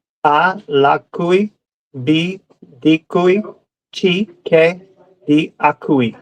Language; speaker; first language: Italian; non-native, learner; English